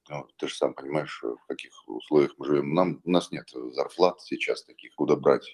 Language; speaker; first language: Russian; non-native, local second language; Belarusian